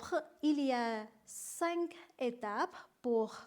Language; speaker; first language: French; non-native, learner; Vietnamese